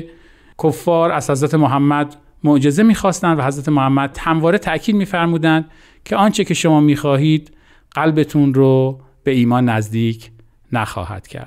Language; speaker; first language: Persian; native; Persian